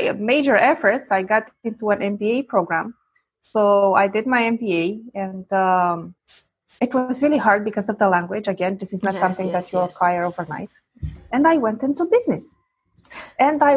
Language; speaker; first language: English; non-native, fluent; Romanian